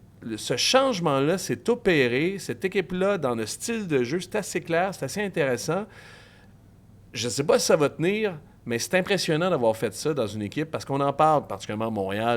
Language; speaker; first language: French; native; French